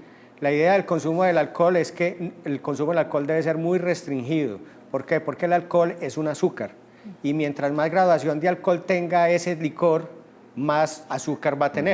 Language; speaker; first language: Spanish; native; Spanish